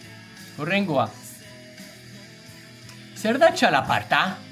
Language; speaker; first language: Basque; non-native, learner; English